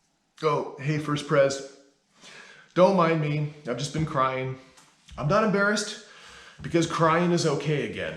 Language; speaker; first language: English; native; English